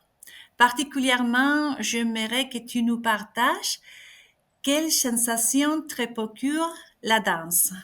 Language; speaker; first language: French; non-native, fluent; Spanish